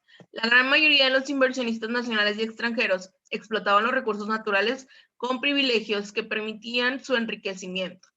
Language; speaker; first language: Spanish; native; Spanish